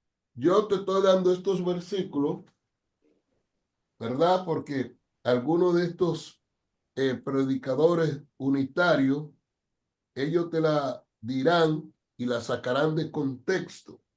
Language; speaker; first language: Spanish; non-native, fluent; English